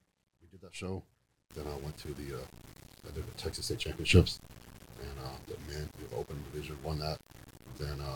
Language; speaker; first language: English; native; English